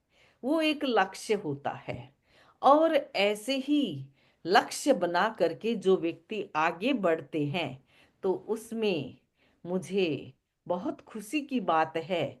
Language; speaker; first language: Hindi; native; Hindi